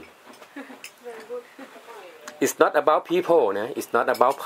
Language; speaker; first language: English; non-native, learner; Thai